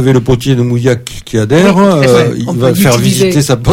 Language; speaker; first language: French; native; French